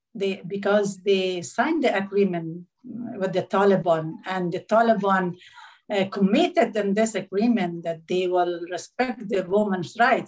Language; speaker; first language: English; non-native, learner; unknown